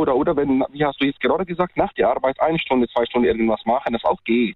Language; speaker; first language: German; non-native, learner; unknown